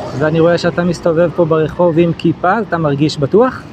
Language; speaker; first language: Hebrew; native; Hebrew